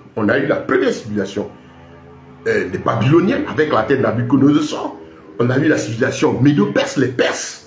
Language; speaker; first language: French; native; French